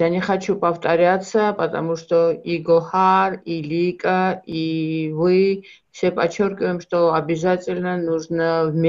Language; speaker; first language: Russian; non-native, local second language; Georgian